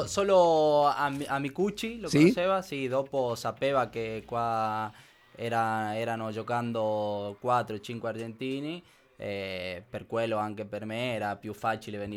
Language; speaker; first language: Italian; non-native, learner; Spanish